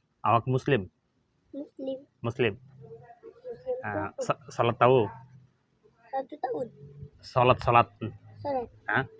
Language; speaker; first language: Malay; non-native, learner; Bangla